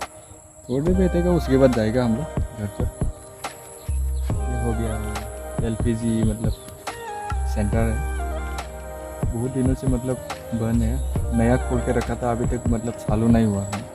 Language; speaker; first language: Hindi; non-native, local second language; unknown